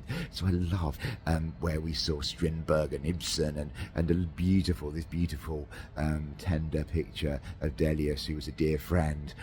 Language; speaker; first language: English; native; English